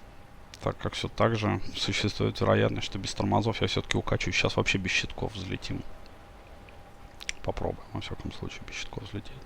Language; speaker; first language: Russian; native; Russian